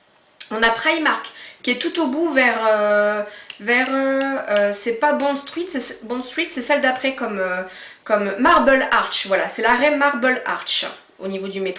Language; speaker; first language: French; native; French